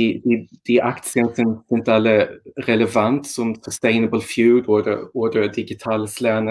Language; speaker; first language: German; non-native, fluent; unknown